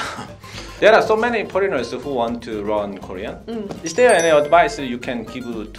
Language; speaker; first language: English; non-native, fluent; Korean